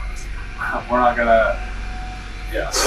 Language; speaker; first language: English; native; English